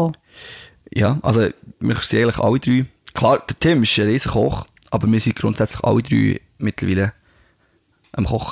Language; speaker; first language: German; native; German